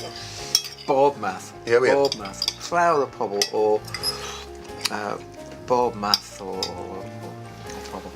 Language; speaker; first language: Welsh; non-native, learner; English